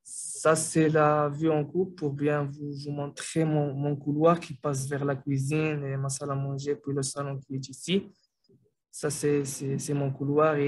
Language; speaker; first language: French; non-native, local second language; Arabic